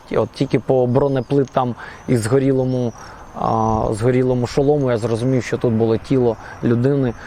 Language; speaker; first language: Ukrainian; native; Ukrainian